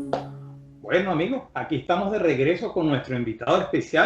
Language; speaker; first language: Spanish; native; Spanish